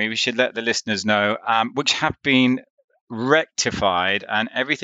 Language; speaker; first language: English; native; English